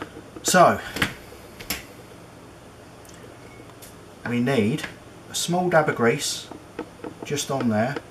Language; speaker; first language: English; native; English